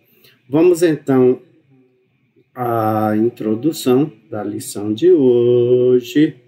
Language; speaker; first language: Portuguese; native; Portuguese